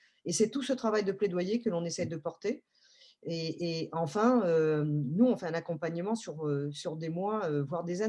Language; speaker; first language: French; native; French